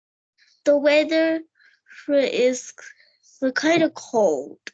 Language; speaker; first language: English; non-native, learner; Hindi